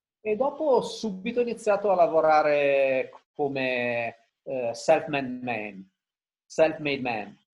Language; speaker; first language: Italian; native; Italian